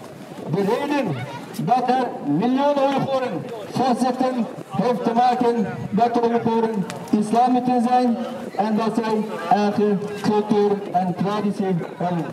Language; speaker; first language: Dutch; non-native, fluent; Uyghur